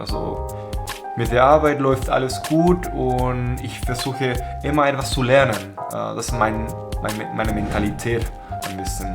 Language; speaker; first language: German; non-native, fluent; Spanish